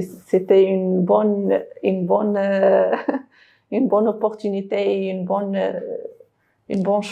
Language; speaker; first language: French; non-native, local second language; Arabic